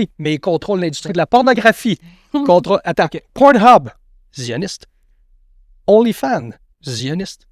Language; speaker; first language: French; native; French